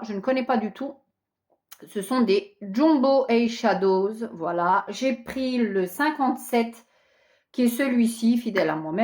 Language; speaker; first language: French; native; French